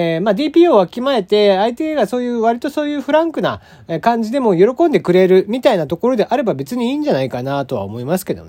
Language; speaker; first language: Japanese; native; Japanese